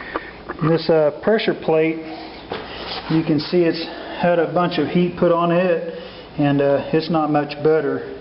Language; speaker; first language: English; native; English